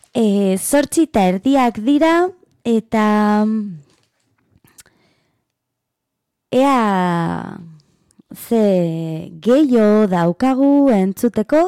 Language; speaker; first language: Basque; non-native, learner; Spanish